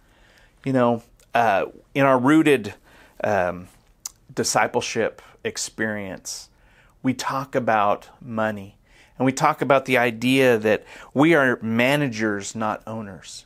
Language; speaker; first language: English; native; English